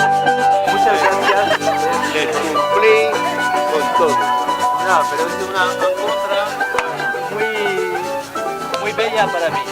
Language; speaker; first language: Spanish; non-native, learner; French